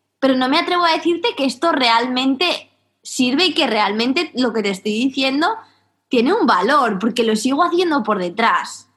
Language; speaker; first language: Spanish; native; Spanish